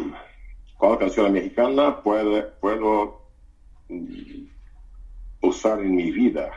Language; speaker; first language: Spanish; non-native, fluent; Portuguese